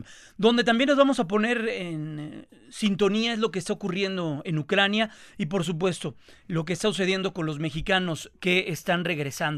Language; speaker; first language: Spanish; native; Spanish